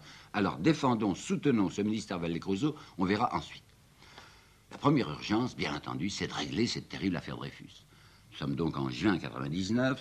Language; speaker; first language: French; native; French